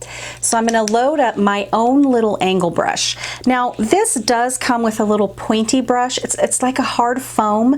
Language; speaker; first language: English; native; English